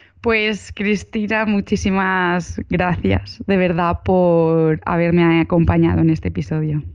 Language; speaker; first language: Spanish; native; Spanish